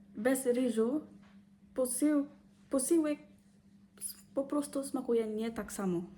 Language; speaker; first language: Polish; non-native, learner; Filipino